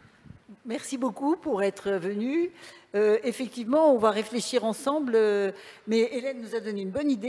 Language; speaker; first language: French; native; French